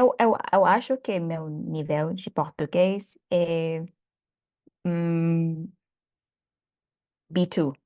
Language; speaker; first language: Portuguese; non-native, fluent; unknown